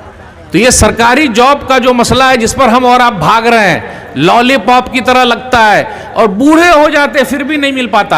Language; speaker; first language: Hindi; native; Hindi